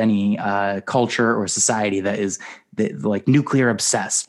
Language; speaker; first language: English; native; English